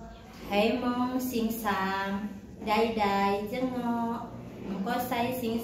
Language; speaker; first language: Cantonese; non-native, learner; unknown